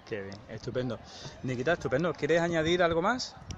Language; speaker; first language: Spanish; native; Spanish